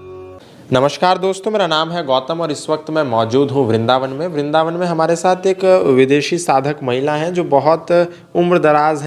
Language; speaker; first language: Hindi; native; Hindi